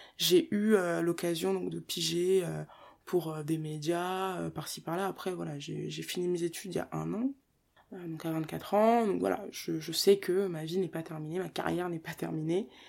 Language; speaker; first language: French; early bilingual, other home language; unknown